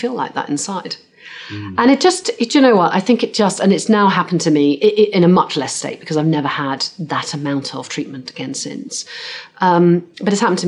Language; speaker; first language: English; native; English